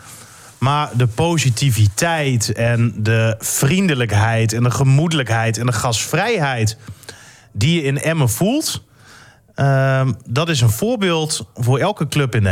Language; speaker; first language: Dutch; native; Dutch